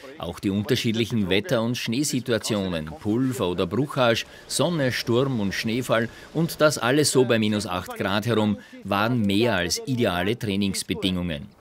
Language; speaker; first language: German; native; German